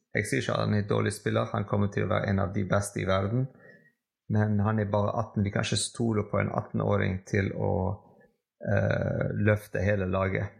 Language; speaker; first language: Norwegian; non-native, fluent; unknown